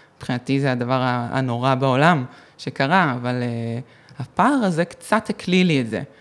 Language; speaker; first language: Hebrew; native; Hebrew